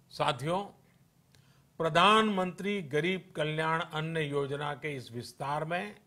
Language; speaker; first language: Hindi; non-native, local second language; Gujarati